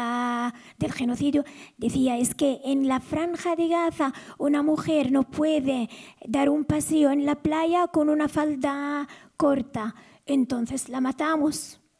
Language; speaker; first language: Spanish; non-native, fluent; Arabic